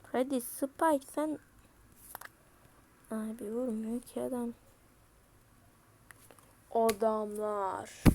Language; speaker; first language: Turkish; native; Turkish